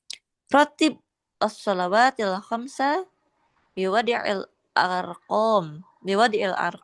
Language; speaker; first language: Arabic; non-native, learner; Indonesian